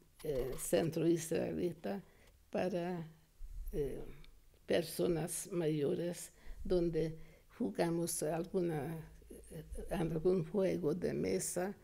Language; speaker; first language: Spanish; non-native, fluent; Hungarian